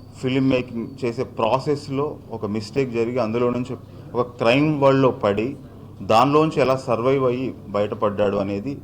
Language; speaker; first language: Telugu; native; Telugu